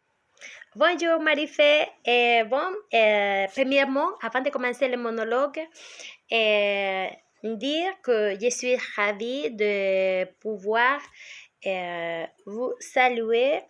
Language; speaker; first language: French; non-native, learner; Spanish